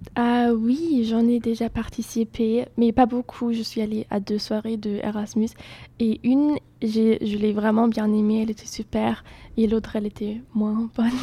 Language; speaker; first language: French; non-native, fluent; German